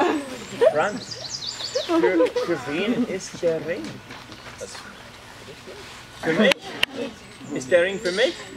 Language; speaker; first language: German; non-native, fluent; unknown